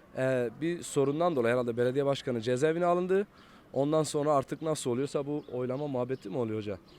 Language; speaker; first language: Turkish; native; Turkish